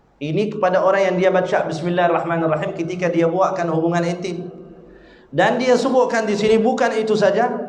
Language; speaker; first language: Malay; non-native, fluent; Arabic